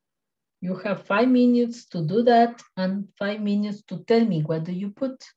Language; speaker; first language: English; non-native, learner; Spanish